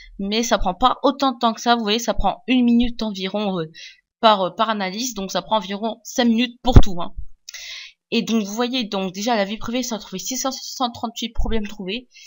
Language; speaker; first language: French; native; French